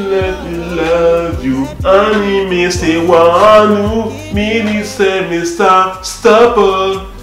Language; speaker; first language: French; early bilingual, other home language; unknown